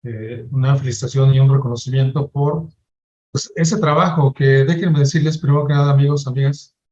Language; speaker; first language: Spanish; native; Spanish